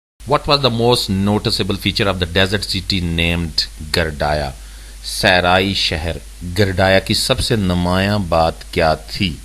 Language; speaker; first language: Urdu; native; Urdu